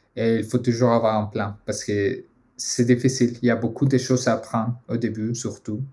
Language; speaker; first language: French; non-native, fluent; Spanish